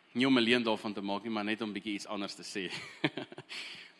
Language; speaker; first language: Afrikaans; early bilingual, heritage; Afrikaans